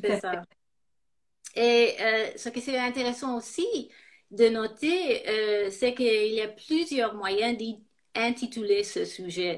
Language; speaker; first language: French; non-native, fluent; English